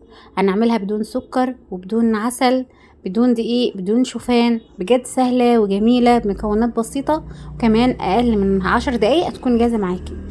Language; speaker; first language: Arabic; native; Arabic